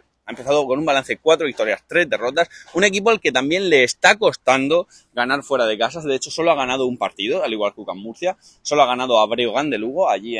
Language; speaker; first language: Spanish; native; Spanish